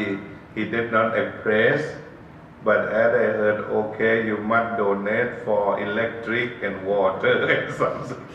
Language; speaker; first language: English; non-native, learner; Thai